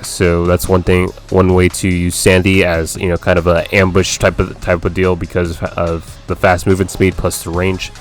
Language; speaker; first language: English; native; English